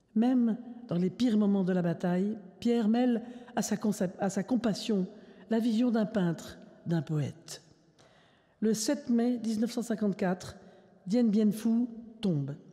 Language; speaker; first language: French; native; French